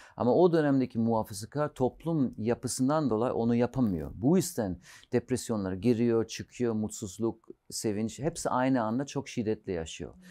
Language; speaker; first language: Turkish; non-native, fluent; German